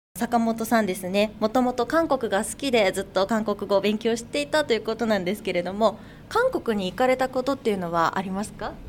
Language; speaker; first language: Japanese; native; Japanese